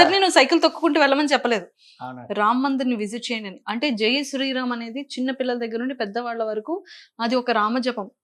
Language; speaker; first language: Telugu; native; Telugu